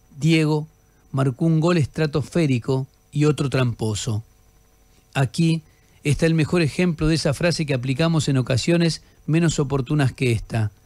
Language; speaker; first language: Spanish; native; Spanish